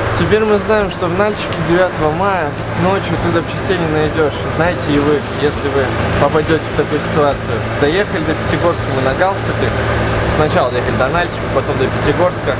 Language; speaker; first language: Russian; native; Russian